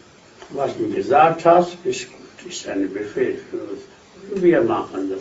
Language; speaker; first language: German; non-native, fluent; Hindi